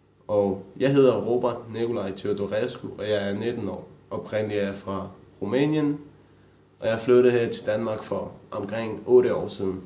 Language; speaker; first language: Danish; early bilingual, other home language; Romanian